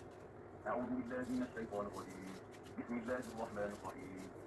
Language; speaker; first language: Arabic; native; Arabic